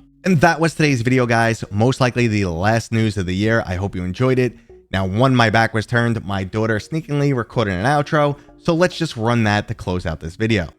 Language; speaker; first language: English; native; English